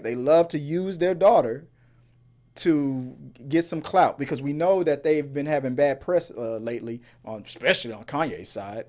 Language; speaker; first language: English; native; English